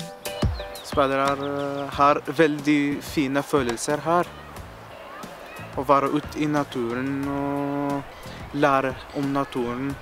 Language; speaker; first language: Norwegian; non-native, learner; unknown